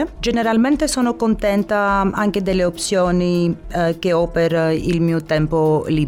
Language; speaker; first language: Italian; non-native, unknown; Greek